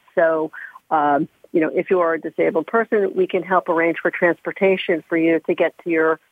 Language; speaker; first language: English; native; English